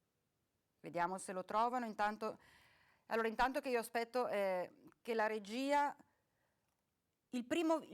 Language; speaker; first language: Italian; native; Italian